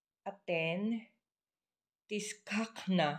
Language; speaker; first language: English; non-native, local second language; Filipino